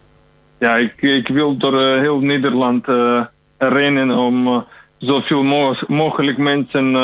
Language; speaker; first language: Dutch; non-native, learner; Ukrainian